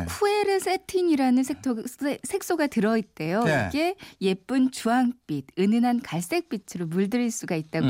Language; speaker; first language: Korean; native; Korean